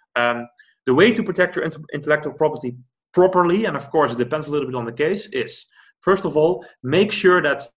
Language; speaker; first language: English; non-native, fluent; Dutch